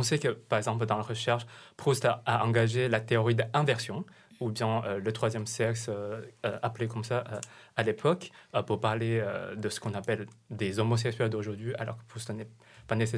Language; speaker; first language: French; non-native, fluent; Chinese